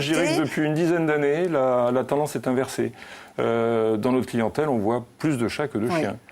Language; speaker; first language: French; native; French